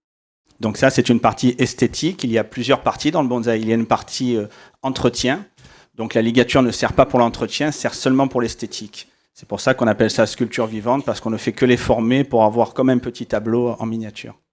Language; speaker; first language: French; native; French